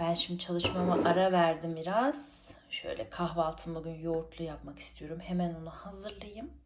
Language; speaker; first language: Turkish; early bilingual, heritage; Turkish